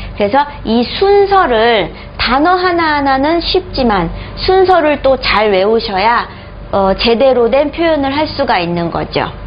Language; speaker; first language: Korean; native; Korean